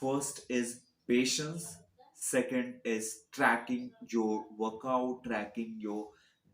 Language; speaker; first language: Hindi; native; Hindi